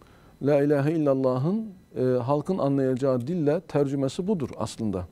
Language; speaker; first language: Turkish; native; Turkish